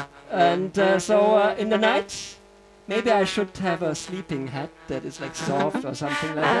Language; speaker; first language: English; non-native, fluent; German